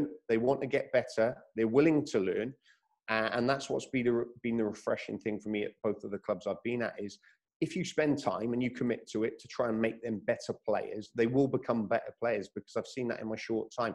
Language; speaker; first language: English; native; English